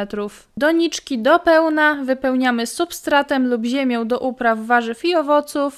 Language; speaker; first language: Polish; native; Polish